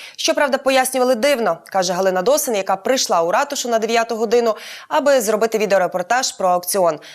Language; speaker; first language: Ukrainian; native; Ukrainian